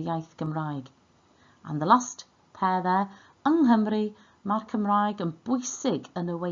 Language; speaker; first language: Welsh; non-native, local second language; English